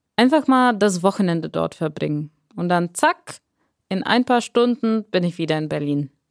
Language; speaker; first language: German; non-native, fluent; Bulgarian